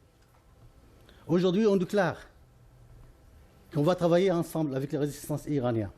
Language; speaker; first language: French; non-native, fluent; Arabic